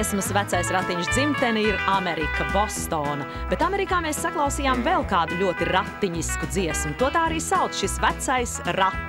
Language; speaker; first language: Latvian; native; Latvian